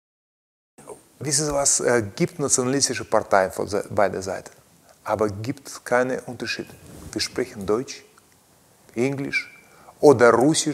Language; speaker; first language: German; non-native, learner; Russian